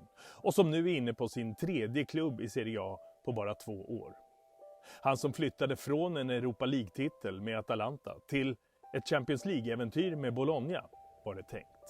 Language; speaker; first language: Swedish; native; Swedish